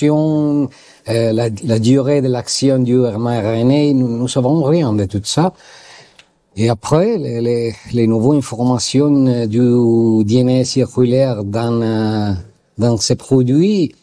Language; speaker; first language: French; non-native, learner; Italian